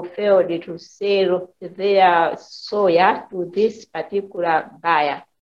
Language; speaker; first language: English; non-native, local second language; Nyanja